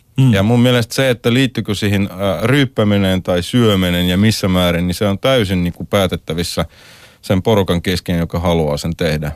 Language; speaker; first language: Finnish; non-native, fluent; Russian